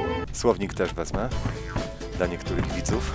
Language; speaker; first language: Polish; native; Polish